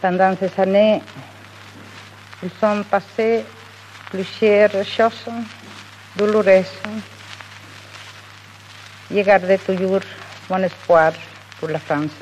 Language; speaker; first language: French; non-native, fluent; Spanish